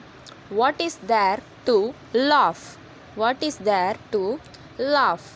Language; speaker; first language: English; non-native, learner; Hindi